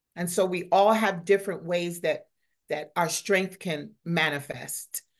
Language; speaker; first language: English; native; English